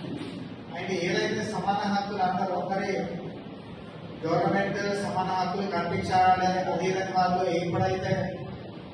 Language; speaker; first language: Telugu; native; Telugu